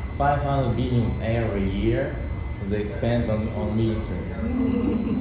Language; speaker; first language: English; non-native, fluent; Russian